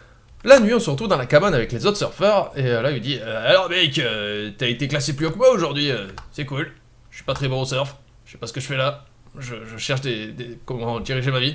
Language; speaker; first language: French; native; French